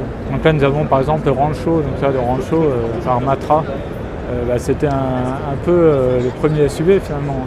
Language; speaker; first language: French; native; French